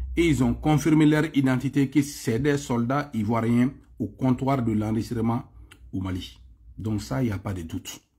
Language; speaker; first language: French; non-native, local second language; Bambara